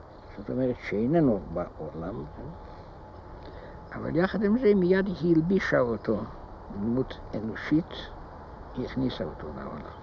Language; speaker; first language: Hebrew; non-native, fluent; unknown